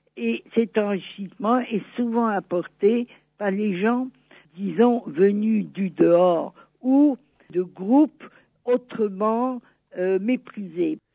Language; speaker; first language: French; non-native, local second language; Greek